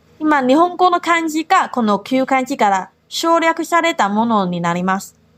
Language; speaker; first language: Japanese; non-native, fluent; Chinese